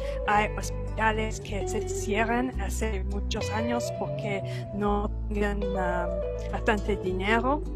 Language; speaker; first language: Spanish; non-native, fluent; English